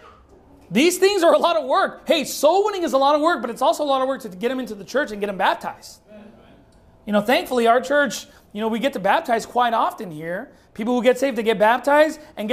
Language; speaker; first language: English; native; English